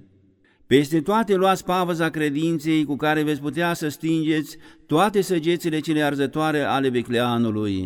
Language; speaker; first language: Romanian; native; Romanian